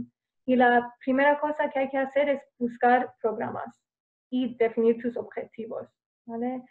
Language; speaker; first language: Spanish; non-native, fluent; English